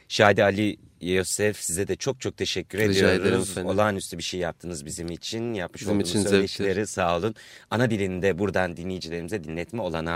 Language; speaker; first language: Turkish; native; Turkish